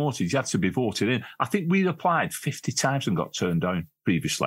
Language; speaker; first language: English; native; English